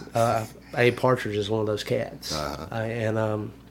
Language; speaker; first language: English; native; English